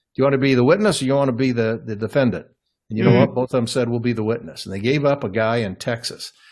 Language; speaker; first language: English; native; English